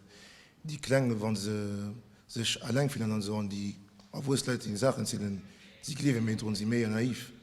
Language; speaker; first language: German; non-native, local second language; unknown